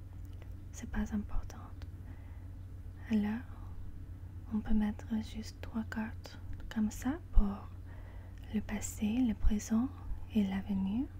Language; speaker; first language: French; non-native, learner; English